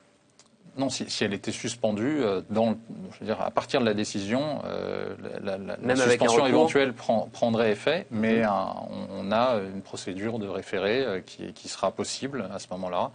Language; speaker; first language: French; native; French